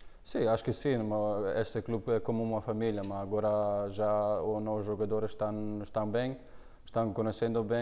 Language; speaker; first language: Portuguese; non-native, learner; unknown